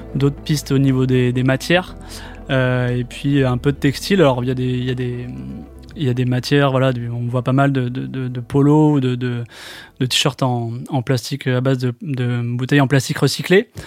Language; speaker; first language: French; native; French